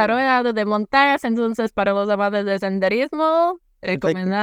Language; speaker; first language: Spanish; non-native, fluent; Czech